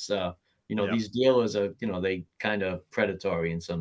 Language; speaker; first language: English; native; English